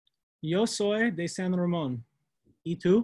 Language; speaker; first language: Spanish; non-native, learner; English